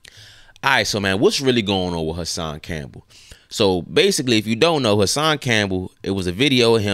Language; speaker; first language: English; native; English